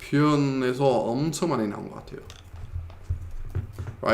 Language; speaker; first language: Korean; non-native, fluent; English